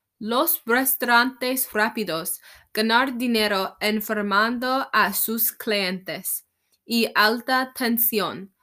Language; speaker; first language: Spanish; non-native, learner; English